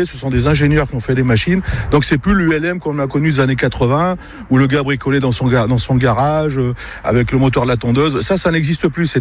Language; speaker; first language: French; native; French